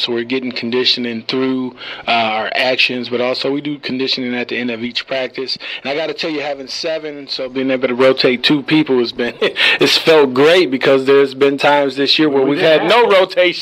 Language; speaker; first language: English; native; English